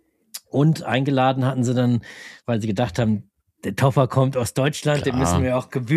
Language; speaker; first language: German; native; German